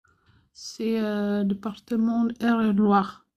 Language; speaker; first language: French; non-native, fluent; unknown